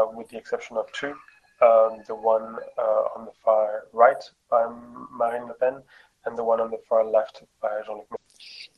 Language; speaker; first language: English; non-native, fluent; French